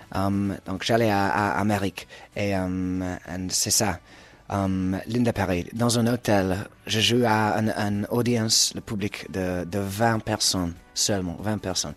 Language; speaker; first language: French; non-native, learner; English